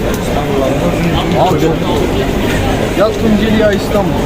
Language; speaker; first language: Turkish; native; Turkish